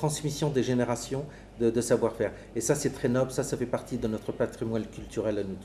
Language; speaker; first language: French; native; French